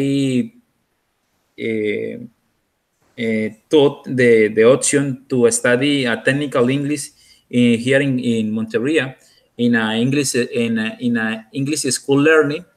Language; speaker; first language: English; non-native, learner; Spanish